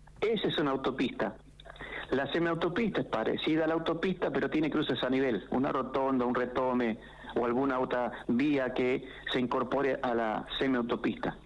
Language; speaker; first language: Spanish; native; Spanish